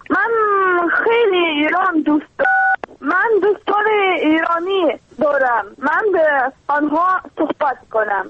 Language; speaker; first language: Persian; non-native, learner; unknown